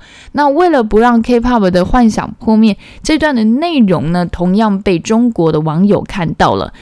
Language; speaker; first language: Chinese; non-native, fluent; Korean